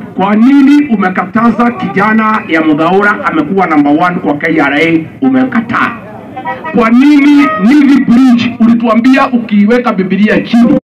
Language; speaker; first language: Swahili; non-native, local second language; Kikuyu